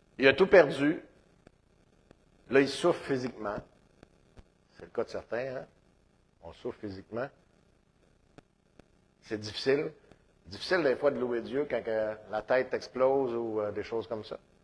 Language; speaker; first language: French; native; French